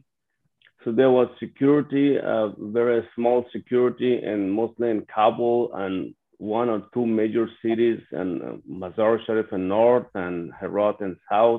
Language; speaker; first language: English; non-native, fluent; Persian